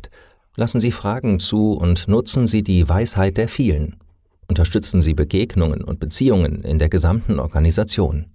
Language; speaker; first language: German; native; German